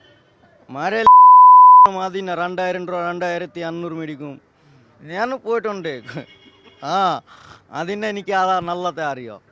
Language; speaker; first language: Malayalam; non-native, local second language; Assamese